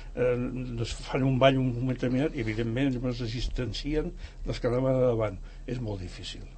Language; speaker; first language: Catalan; native; Catalan